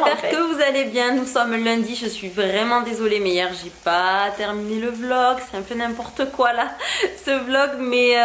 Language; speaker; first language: French; native; French